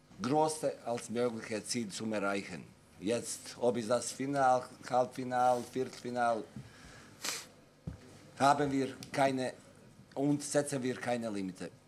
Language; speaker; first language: German; non-native, fluent; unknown